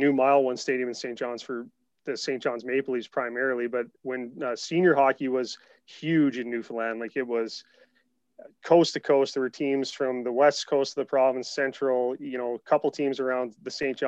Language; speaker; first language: English; native; English